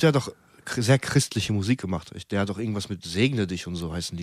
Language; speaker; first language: German; native; German